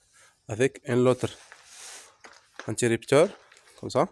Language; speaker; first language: French; non-native, local second language; Arabic